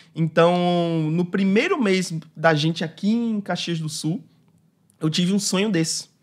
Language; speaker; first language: Portuguese; native; Portuguese